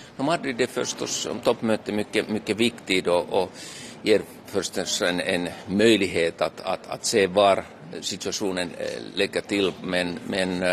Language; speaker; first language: Swedish; non-native, local second language; Finnish